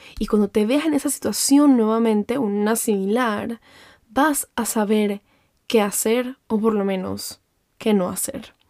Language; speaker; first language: Spanish; native; Spanish